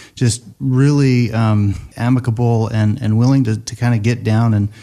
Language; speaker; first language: English; native; English